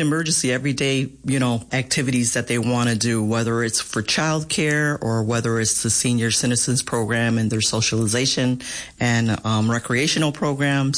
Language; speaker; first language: English; native; English